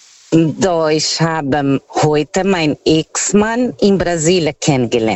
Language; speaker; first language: German; non-native, fluent; Portuguese